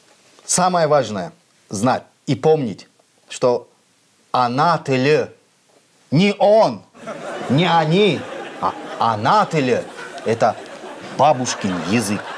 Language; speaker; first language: Russian; non-native, local second language; Crimean Tatar